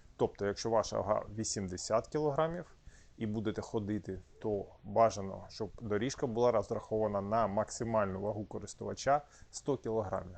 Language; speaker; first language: Ukrainian; non-native, local second language; Russian